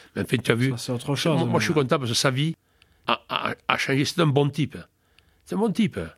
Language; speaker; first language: French; native; French